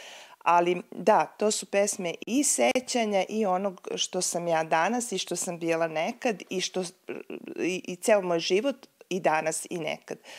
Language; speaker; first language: Serbian; native; Serbian